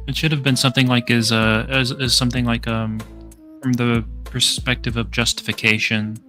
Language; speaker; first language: English; native; English